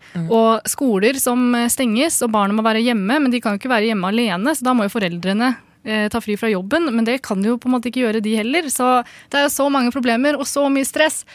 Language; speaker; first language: Norwegian; early bilingual, other home language; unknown